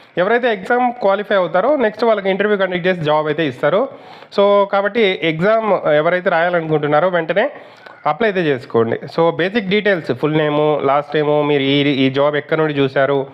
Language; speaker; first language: Telugu; native; Telugu